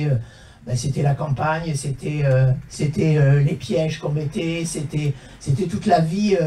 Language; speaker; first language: French; native; French